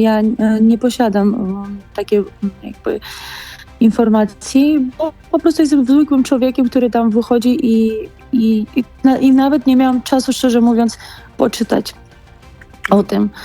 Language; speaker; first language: Polish; non-native, fluent; Georgian